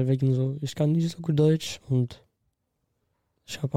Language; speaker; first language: German; non-native, learner; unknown